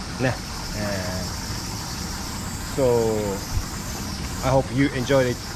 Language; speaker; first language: English; non-native, learner; Japanese